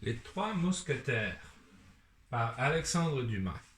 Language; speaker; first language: French; non-native, learner; English